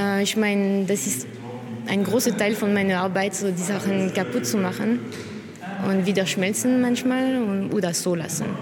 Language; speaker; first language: German; non-native, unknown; French